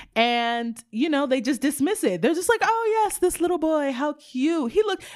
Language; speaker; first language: English; native; English